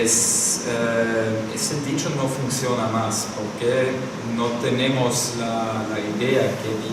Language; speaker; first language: Spanish; non-native, fluent; German